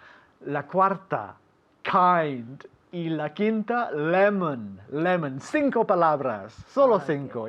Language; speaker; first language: Spanish; non-native, fluent; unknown